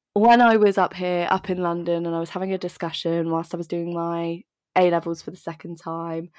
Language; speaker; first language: English; native; English